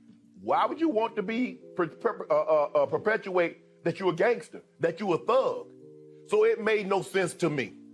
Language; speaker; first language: English; native; English